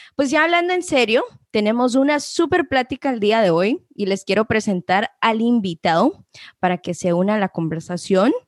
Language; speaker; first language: Spanish; early bilingual, heritage; Spanish